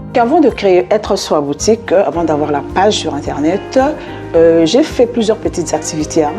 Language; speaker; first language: French; non-native, local second language; Lingala